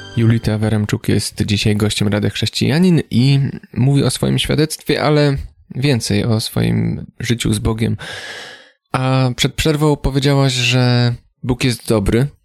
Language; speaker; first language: Polish; native; Polish